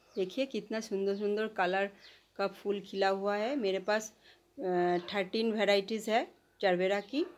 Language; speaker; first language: Hindi; non-native, local second language; Bangla